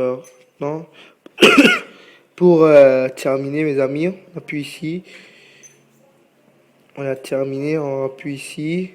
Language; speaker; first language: French; non-native, fluent; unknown